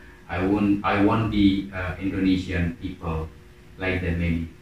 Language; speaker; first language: English; non-native, learner; Indonesian